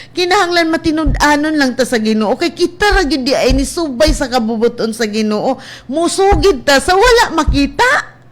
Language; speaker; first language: Cebuano; non-native, local second language; Hiligaynon